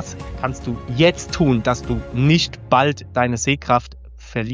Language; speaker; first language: German; native; German